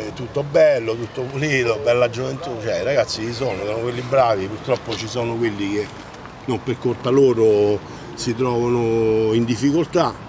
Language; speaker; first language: Italian; native; Italian